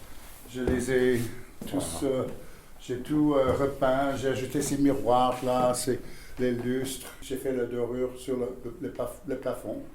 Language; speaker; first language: French; non-native, fluent; English